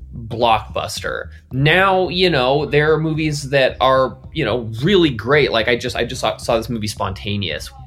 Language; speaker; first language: English; native; English